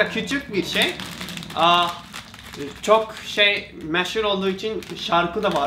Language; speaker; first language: Turkish; non-native, learner; Japanese